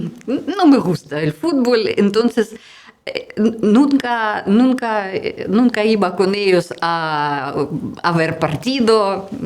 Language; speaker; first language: Spanish; non-native, learner; Russian